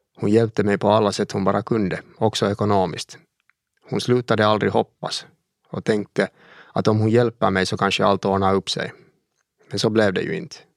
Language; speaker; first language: Swedish; native; Swedish